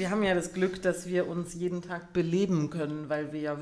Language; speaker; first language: German; native; German